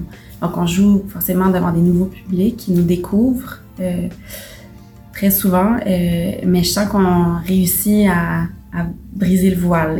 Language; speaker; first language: French; native; French